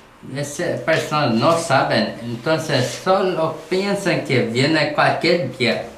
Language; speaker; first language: Spanish; non-native, learner; Korean